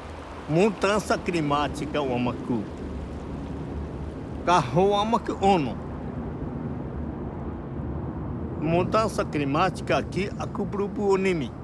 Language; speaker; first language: Portuguese; non-native, local second language; Yanomámi